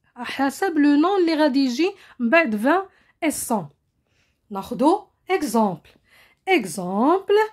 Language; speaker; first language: French; non-native, local second language; Arabic